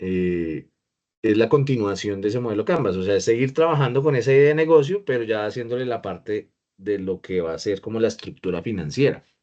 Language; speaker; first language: Spanish; native; Spanish